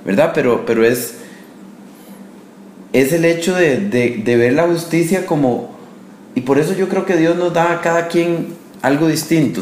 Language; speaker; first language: Spanish; native; Spanish